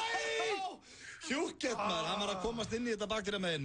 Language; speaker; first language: Icelandic; native; Icelandic